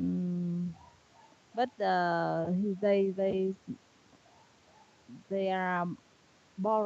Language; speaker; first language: English; non-native, learner; Vietnamese